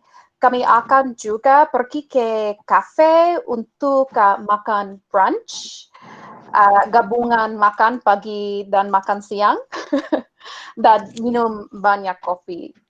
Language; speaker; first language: Indonesian; non-native, fluent; English